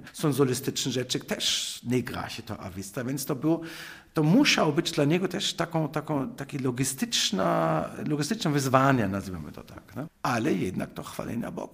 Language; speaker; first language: Polish; non-native, fluent; German